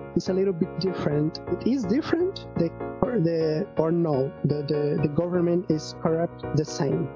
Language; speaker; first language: English; non-native, fluent; Portuguese